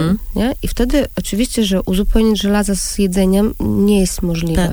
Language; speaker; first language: Polish; non-native, fluent; Russian